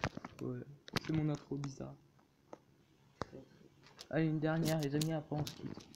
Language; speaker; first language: French; native; French